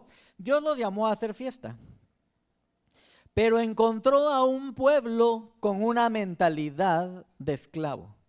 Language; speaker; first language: Spanish; native; Spanish